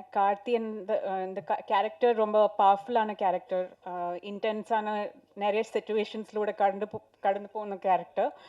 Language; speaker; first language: Tamil; non-native, learner; Malayalam